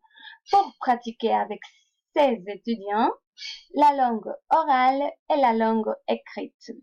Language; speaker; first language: French; non-native, fluent; Spanish